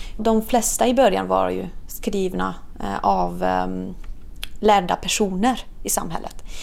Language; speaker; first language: Swedish; non-native, fluent; Italian